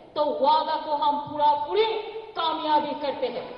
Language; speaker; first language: Hindi; non-native, local second language; Bangla